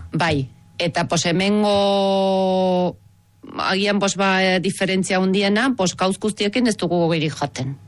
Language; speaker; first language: Basque; non-native, fluent; Swiss German